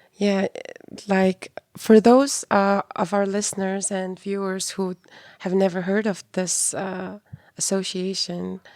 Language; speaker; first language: English; non-native, fluent; Mongolian